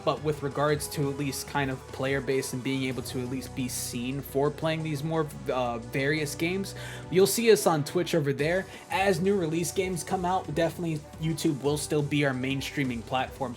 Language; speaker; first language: English; native; English